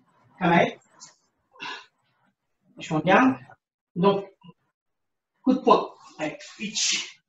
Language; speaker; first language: French; native; French